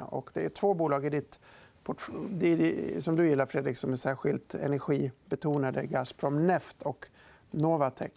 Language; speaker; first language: Swedish; native; Swedish